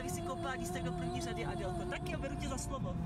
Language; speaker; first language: Czech; native; Czech